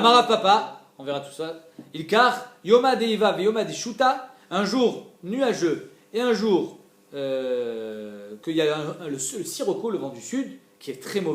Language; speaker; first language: French; native; French